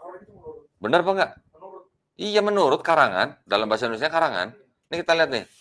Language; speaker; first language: Indonesian; native; Indonesian